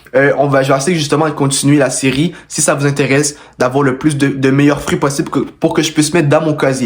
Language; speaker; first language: French; native; French